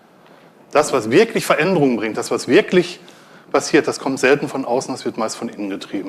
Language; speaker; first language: German; native; German